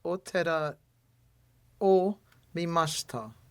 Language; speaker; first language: Japanese; non-native, learner; English